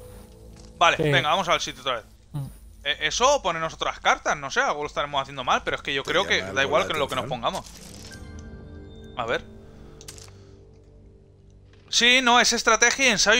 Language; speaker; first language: Spanish; native; Spanish